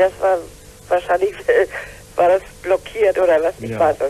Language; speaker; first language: German; native; German